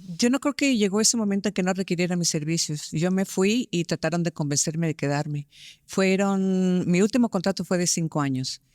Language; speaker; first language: Spanish; early bilingual, heritage; Spanish